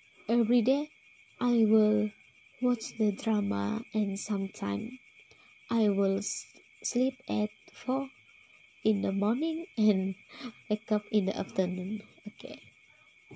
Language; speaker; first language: English; non-native, local second language; Malay